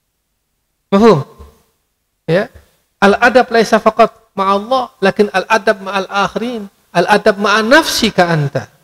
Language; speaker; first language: Arabic; non-native, fluent; Indonesian